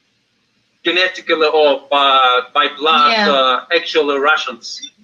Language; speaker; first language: English; non-native, fluent; Russian